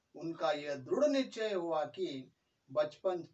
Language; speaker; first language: Hindi; non-native, local second language; Kannada